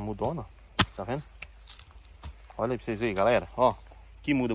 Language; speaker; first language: Portuguese; native; Portuguese